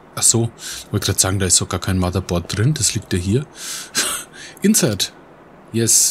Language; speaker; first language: German; native; German